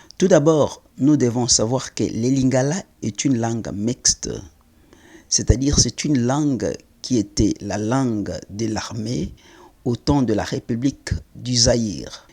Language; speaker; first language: French; non-native, local second language; Lingala